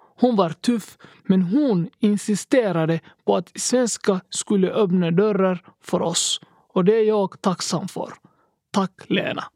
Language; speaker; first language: Swedish; early bilingual, other home language; Somali